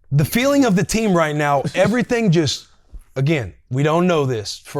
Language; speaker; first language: English; native; English